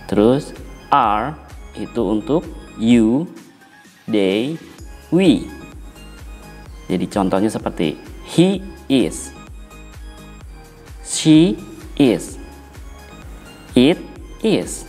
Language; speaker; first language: English; non-native, local second language; Indonesian